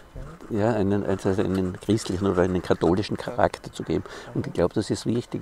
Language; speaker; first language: German; native; German